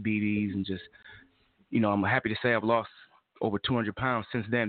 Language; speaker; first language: English; native; English